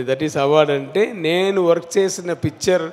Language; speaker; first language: Telugu; non-native, learner; Tamil